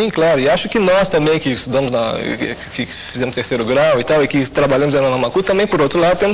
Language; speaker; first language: Portuguese; native; Portuguese